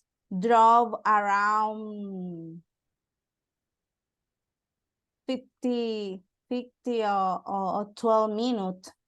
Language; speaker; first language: English; non-native, learner; Spanish